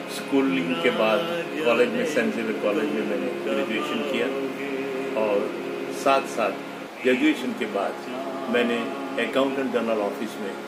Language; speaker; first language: Hindi; non-native, local second language; Gujarati